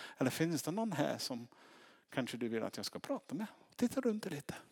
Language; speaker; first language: Swedish; non-native, fluent; English